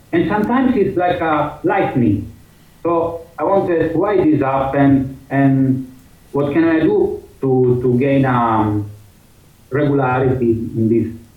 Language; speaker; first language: English; non-native, fluent; Italian